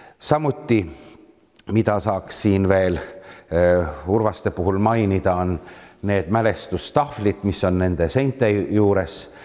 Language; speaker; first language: Estonian; native; Estonian